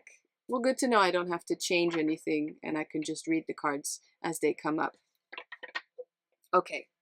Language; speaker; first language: English; non-native, fluent; Dutch